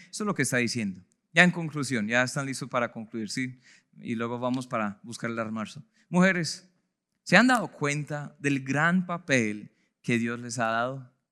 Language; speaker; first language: Spanish; non-native, fluent; English